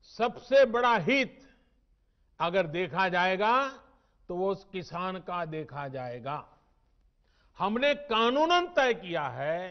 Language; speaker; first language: Hindi; non-native, local second language; Gujarati